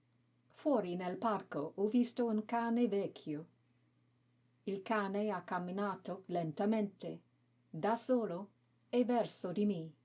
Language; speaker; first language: Italian; non-native, learner; English